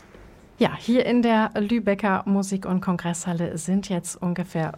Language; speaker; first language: German; native; German